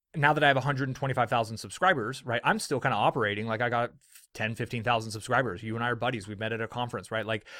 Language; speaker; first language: English; native; English